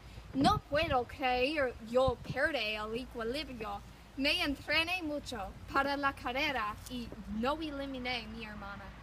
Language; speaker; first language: Spanish; non-native, learner; English